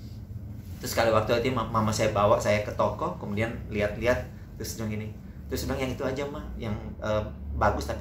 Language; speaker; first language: Indonesian; native; Indonesian